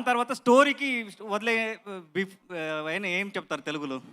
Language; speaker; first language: Telugu; non-native, learner; Kannada